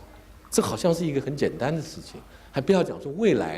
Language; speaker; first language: Chinese; native; Chinese